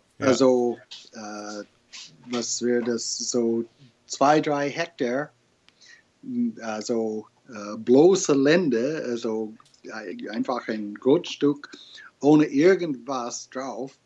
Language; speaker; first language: German; non-native, fluent; English